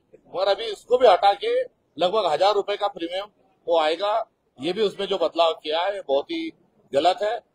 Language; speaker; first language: Hindi; non-native, local second language; Marathi